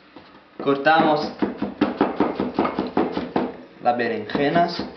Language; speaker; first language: Spanish; non-native, learner; Italian